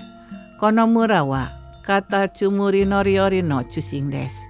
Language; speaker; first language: Japanese; non-native, fluent; Indonesian